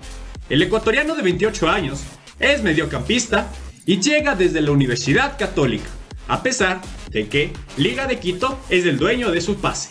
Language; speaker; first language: Spanish; native; Spanish